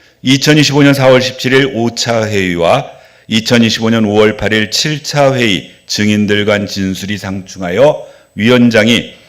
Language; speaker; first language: Korean; native; Korean